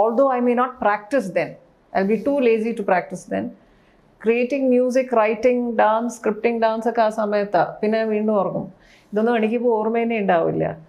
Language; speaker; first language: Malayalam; early bilingual, heritage; Malayalam